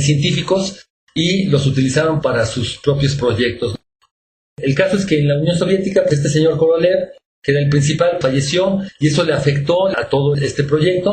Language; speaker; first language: Spanish; native; Spanish